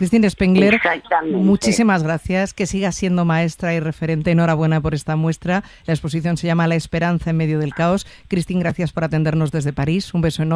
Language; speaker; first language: Spanish; native; Spanish